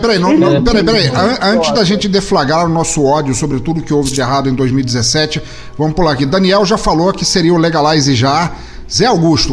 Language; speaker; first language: Portuguese; native; Portuguese